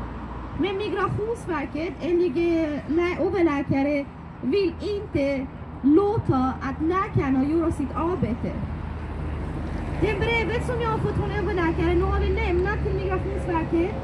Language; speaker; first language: Swedish; non-native, fluent; Persian